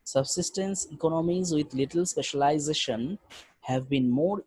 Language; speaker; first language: English; non-native, local second language; Bangla